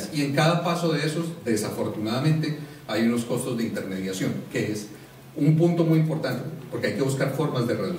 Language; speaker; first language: Spanish; native; Spanish